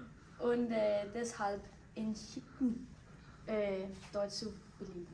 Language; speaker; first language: German; non-native, learner; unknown